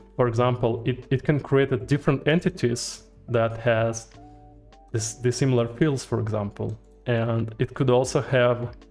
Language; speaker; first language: English; non-native, fluent; Russian